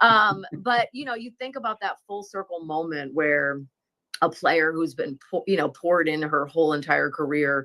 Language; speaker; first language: English; native; English